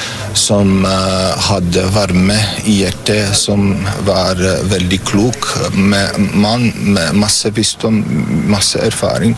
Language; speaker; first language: Norwegian; non-native, fluent; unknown